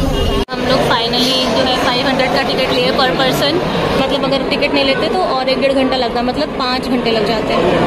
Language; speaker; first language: Hindi; native; Hindi